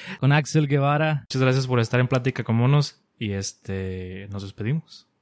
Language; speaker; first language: Spanish; native; Spanish